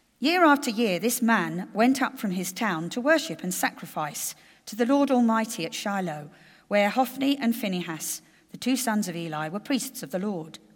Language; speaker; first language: English; native; English